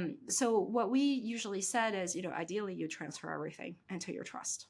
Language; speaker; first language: English; native; English